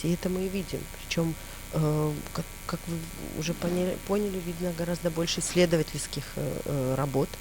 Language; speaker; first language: Russian; native; Russian